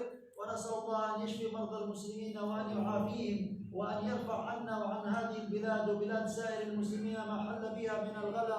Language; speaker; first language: Arabic; native; Arabic